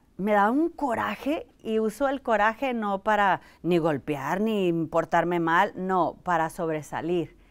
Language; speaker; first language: Spanish; early bilingual, heritage; Spanish